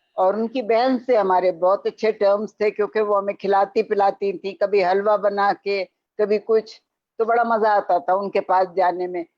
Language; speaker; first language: Urdu; native; Urdu